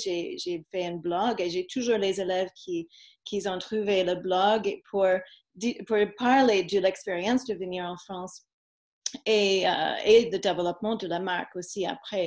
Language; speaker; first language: French; non-native, fluent; English